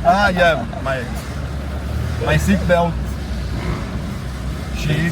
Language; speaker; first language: English; non-native, learner; Portuguese